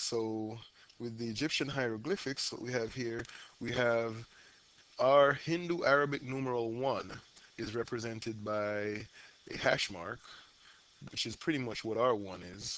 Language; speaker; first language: English; native; English